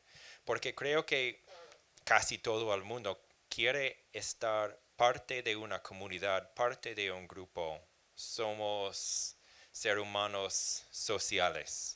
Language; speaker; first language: Spanish; non-native, fluent; English